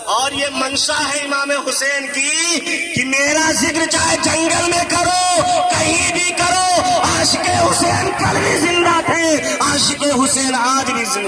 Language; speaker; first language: Urdu; native; Urdu